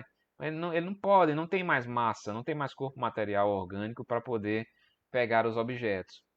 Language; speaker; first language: Portuguese; native; Portuguese